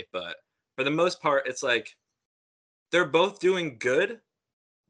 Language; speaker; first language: English; native; English